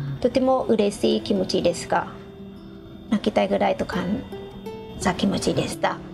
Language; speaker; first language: Japanese; non-native, learner; Vietnamese